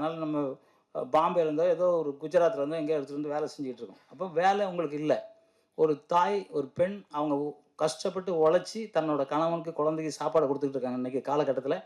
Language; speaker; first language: Tamil; native; Tamil